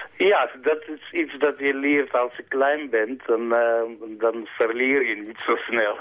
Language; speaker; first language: Dutch; non-native, fluent; Armenian